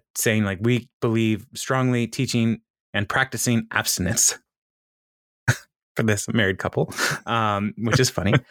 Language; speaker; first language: English; native; English